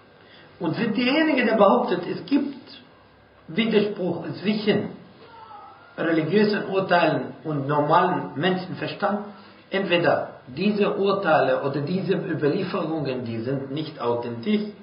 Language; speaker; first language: German; non-native, fluent; Arabic